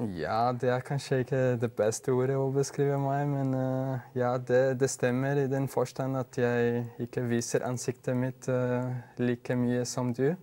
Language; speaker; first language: Norwegian; non-native, fluent; Portuguese